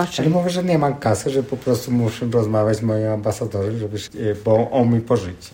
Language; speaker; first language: Polish; non-native, fluent; Spanish